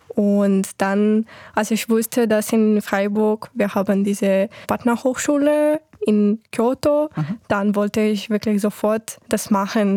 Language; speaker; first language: German; non-native, fluent; Ukrainian